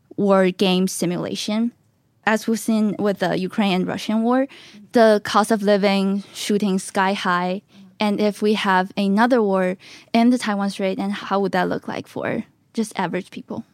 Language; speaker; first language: English; non-native, fluent; Chinese